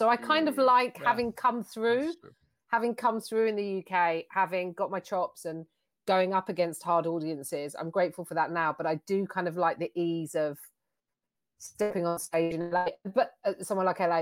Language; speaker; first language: English; native; English